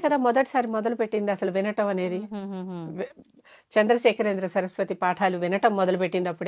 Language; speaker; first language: Telugu; native; Telugu